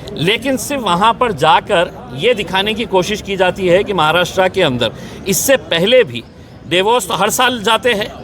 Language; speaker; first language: Hindi; non-native, local second language; Marathi